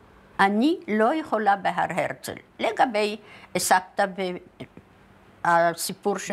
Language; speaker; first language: Hebrew; non-native, fluent; Polish